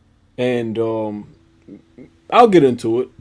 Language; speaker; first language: English; native; English